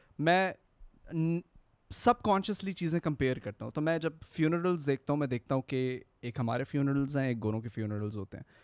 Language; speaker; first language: Hindi; native; Hindi